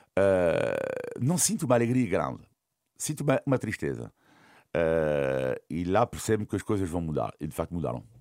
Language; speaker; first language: Portuguese; non-native, fluent; French